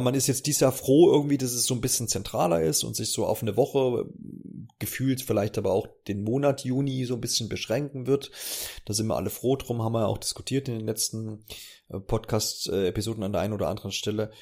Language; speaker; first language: German; native; German